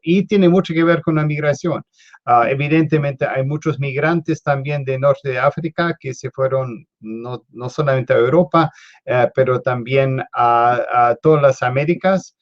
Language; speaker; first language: Spanish; non-native, fluent; English